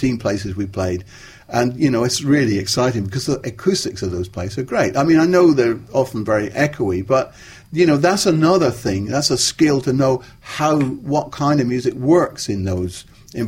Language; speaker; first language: English; native; English